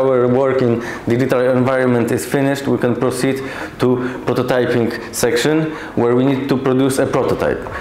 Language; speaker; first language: English; non-native, fluent; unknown